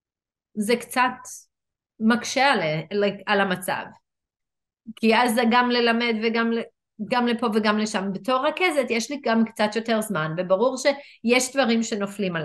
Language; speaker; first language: Hebrew; non-native, fluent; English